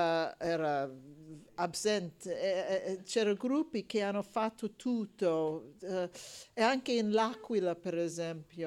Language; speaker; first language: Italian; non-native, learner; English